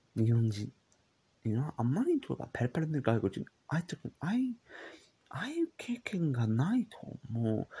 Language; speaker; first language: Japanese; non-native, learner; English